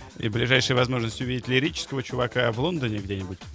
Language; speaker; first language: Russian; native; Russian